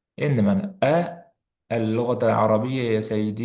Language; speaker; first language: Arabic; non-native, fluent; Uzbek